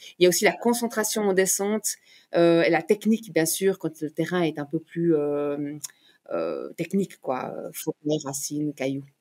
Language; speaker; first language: French; native; French